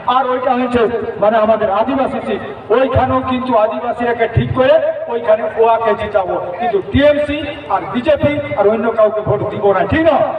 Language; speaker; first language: Bangla; non-native, local second language; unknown